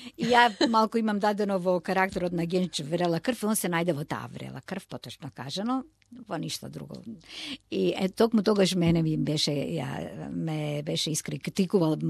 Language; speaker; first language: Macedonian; non-native, local second language; Turkish